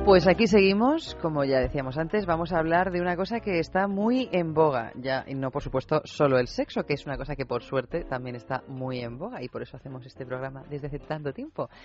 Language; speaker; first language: Spanish; native; Spanish